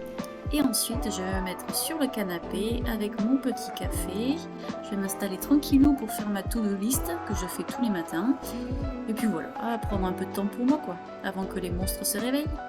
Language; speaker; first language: French; native; French